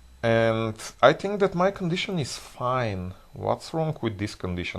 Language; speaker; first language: English; non-native, fluent; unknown